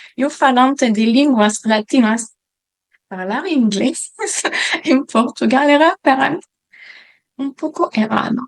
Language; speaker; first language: Portuguese; non-native, fluent; French